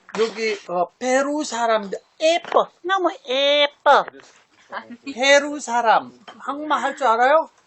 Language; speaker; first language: Korean; non-native, fluent; English